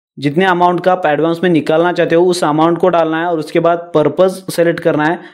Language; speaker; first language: Hindi; non-native, local second language; Marathi